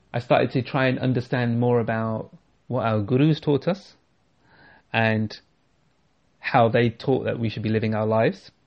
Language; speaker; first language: English; native; English